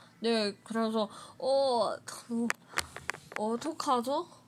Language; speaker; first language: Korean; non-native, learner; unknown